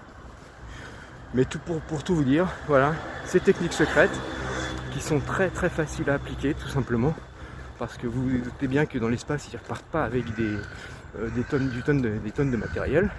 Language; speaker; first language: French; native; French